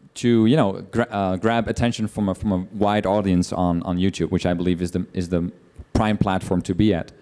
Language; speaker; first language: English; non-native, fluent; Dutch